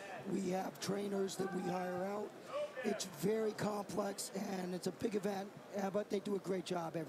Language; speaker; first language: English; native; English